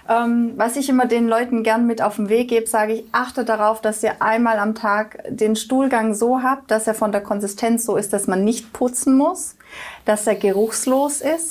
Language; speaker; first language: German; native; German